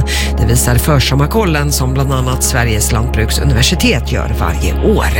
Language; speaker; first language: Swedish; native; Swedish